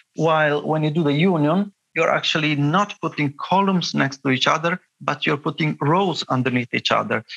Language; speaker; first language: English; non-native, fluent; Italian